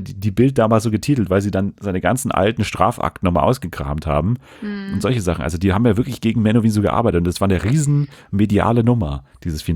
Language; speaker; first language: German; native; German